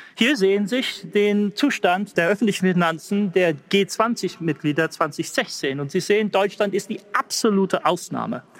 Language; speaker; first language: German; non-native, fluent; English